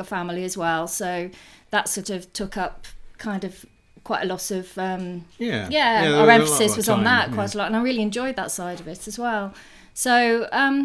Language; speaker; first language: English; native; English